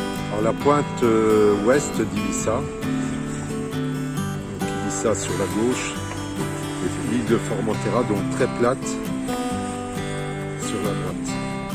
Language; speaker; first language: French; native; French